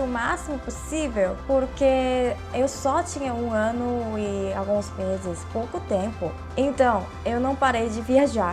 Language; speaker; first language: Portuguese; non-native, fluent; Korean